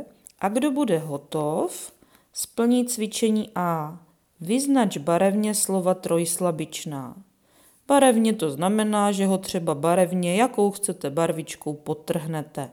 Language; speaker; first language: Czech; native; Czech